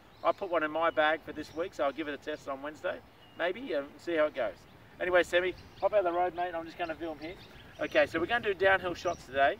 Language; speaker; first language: English; native; English